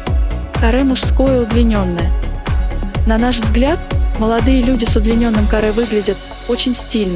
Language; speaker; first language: Russian; native; Russian